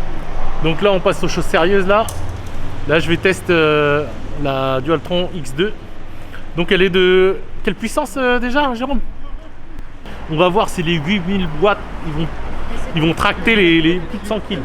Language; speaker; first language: French; native; French